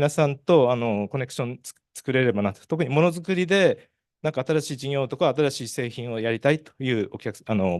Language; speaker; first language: Japanese; native; Japanese